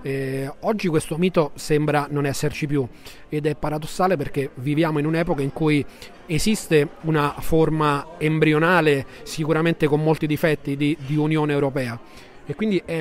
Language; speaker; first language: Italian; native; Italian